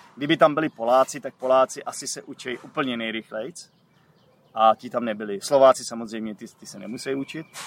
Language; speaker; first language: Czech; native; Czech